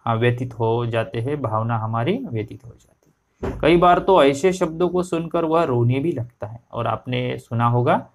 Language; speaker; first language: Hindi; non-native, local second language; Marathi